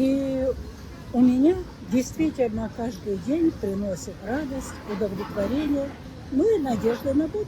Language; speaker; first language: Russian; native; Russian